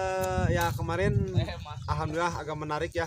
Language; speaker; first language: Indonesian; native; Indonesian